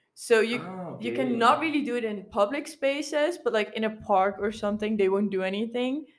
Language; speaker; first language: English; non-native, fluent; Dutch